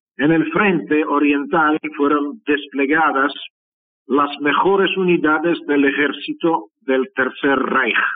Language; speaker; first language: Spanish; non-native, fluent; Russian